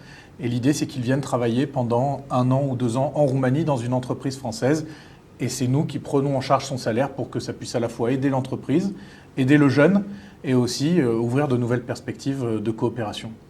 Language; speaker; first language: French; native; French